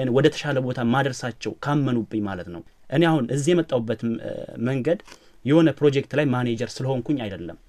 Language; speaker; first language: Amharic; non-native, local second language; Oromo